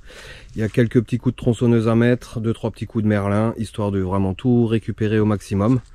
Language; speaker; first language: French; native; French